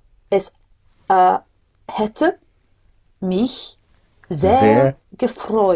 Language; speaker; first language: German; non-native, learner; English